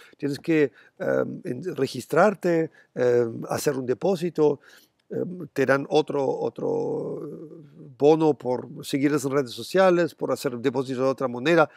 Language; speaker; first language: Spanish; non-native, fluent; German